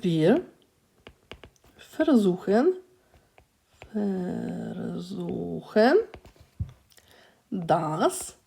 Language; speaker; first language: German; non-native, fluent; Ukrainian